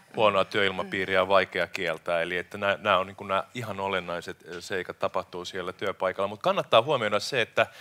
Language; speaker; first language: Finnish; native; Finnish